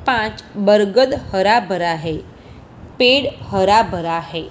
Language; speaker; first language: Hindi; non-native, local second language; Gujarati